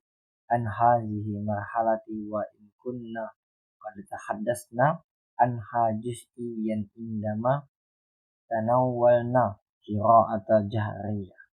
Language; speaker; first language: Arabic; non-native, learner; Indonesian